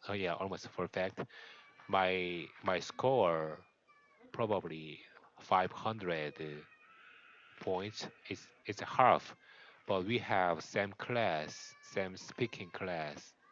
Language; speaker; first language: English; non-native, learner; Korean